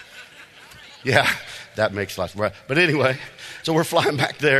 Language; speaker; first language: English; native; English